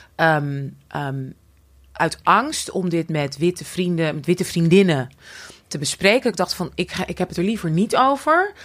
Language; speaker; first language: Dutch; native; Dutch